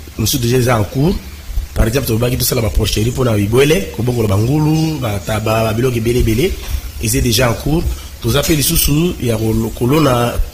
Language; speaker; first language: Lingala; native; Lingala